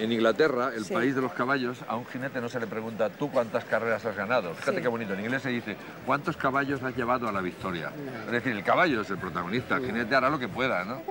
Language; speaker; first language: Spanish; native; Spanish